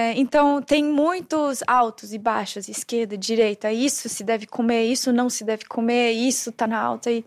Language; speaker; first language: Portuguese; non-native, fluent; German